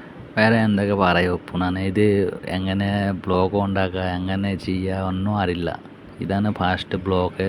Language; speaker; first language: Malayalam; non-native, learner; Hindi